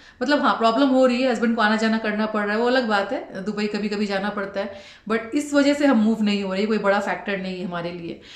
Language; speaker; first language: Hindi; native; Hindi